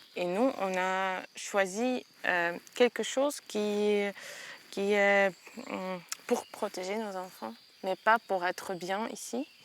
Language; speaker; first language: French; non-native, fluent; Ukrainian